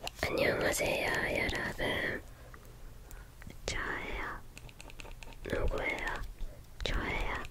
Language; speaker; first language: Korean; non-native, learner; Japanese